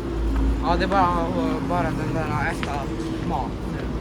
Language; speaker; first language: Swedish; early bilingual, other home language; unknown